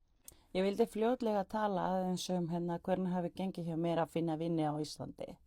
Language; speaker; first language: Icelandic; non-native, fluent; Spanish